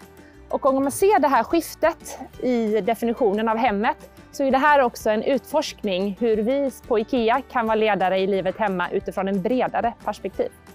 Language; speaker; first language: Swedish; native; Swedish